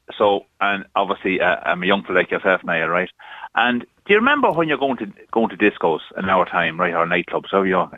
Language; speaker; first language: English; native; English